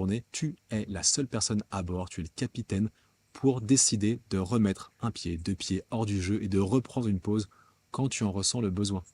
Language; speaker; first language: French; native; French